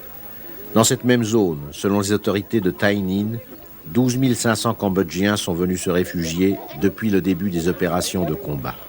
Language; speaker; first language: French; native; French